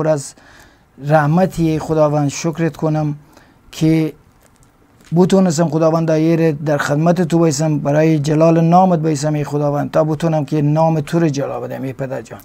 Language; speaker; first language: Persian; non-native, local second language; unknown